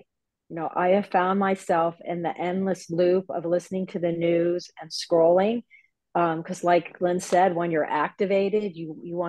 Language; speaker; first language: English; native; English